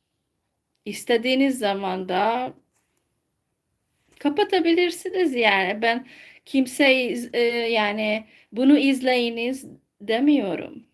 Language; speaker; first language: Turkish; non-native, fluent; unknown